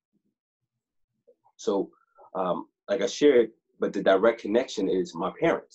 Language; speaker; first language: English; native; English